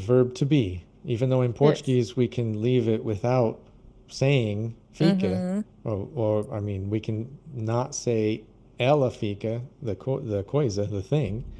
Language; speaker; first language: English; non-native, fluent; Portuguese